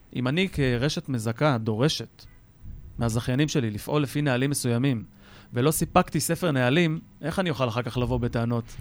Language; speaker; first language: Hebrew; native; Hebrew